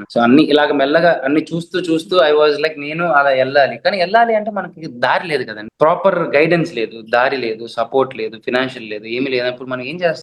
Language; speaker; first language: Telugu; native; Telugu